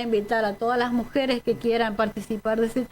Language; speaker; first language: Spanish; native; Spanish